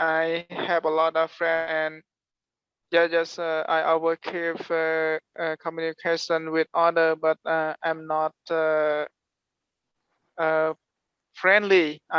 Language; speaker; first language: English; non-native, learner; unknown